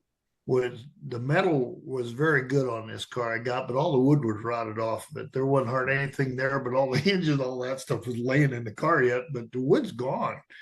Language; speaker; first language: English; native; English